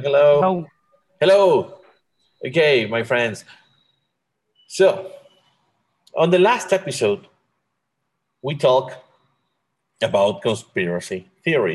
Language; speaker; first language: English; non-native, learner; Spanish